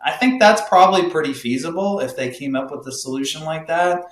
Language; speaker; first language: English; native; English